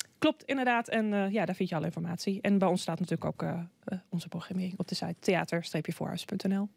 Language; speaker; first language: Dutch; native; Dutch